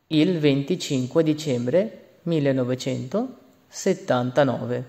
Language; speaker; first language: Italian; non-native, fluent; Bangla